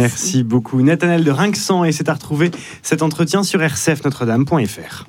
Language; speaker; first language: French; native; French